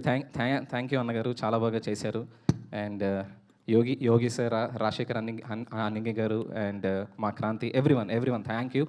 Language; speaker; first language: Telugu; native; Telugu